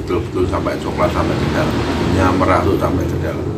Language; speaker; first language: Indonesian; native; Indonesian